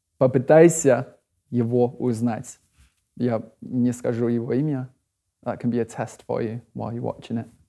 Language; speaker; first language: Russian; non-native, fluent; English